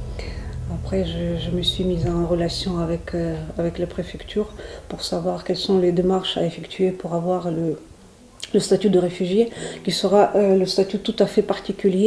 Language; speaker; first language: French; non-native, fluent; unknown